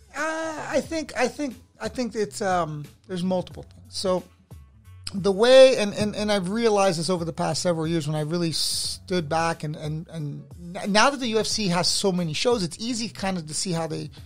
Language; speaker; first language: English; native; English